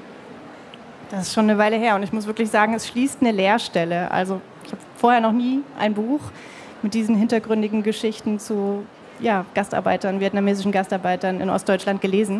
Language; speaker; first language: German; native; German